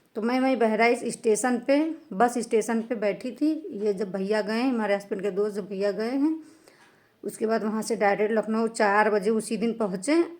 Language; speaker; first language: Hindi; native; Hindi